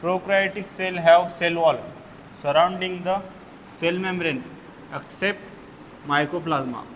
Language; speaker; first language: English; non-native, local second language; Marathi